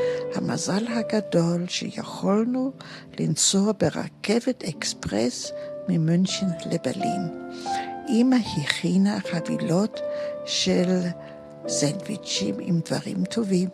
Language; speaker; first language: Hebrew; non-native, fluent; German